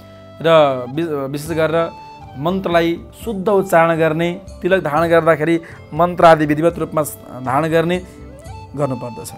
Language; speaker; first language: Nepali; native; Nepali